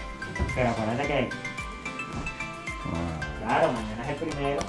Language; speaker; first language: Spanish; native; Spanish